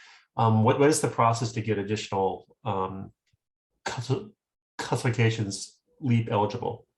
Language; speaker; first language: English; native; English